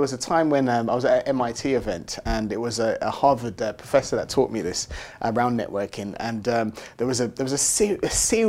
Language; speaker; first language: English; native; English